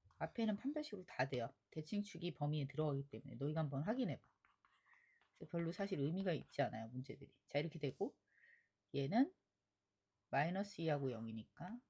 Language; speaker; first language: Korean; native; Korean